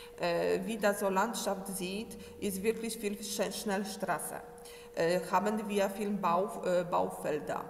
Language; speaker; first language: German; non-native, learner; Polish